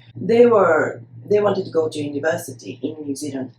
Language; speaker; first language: English; non-native, fluent; Japanese